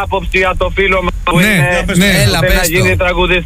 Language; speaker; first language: Greek; non-native, fluent; Albanian